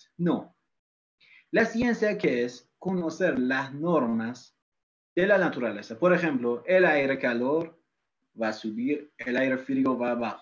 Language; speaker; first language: Spanish; non-native, fluent; Persian